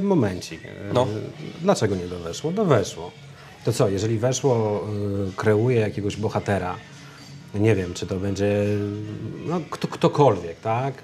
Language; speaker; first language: Polish; native; Polish